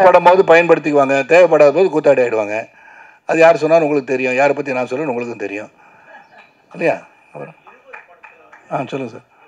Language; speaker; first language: Tamil; native; Tamil